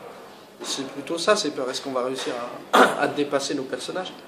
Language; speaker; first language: French; native; French